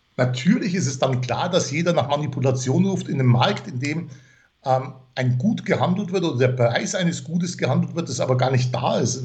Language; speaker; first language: German; non-native, fluent; English